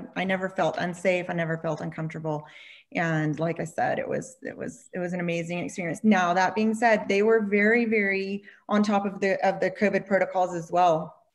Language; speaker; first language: English; native; English